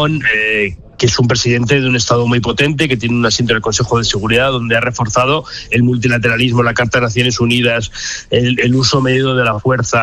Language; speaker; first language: Spanish; native; Spanish